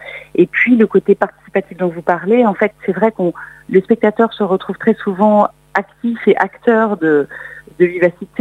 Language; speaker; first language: French; native; French